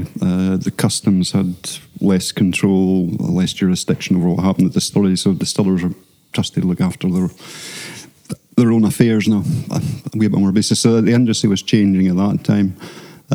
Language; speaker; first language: English; native; English